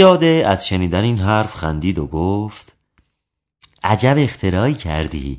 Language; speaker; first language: Persian; native; Persian